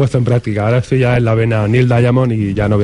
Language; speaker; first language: Spanish; native; Spanish